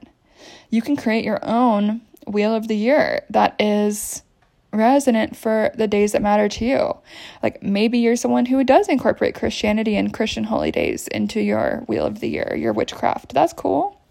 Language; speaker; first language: English; native; English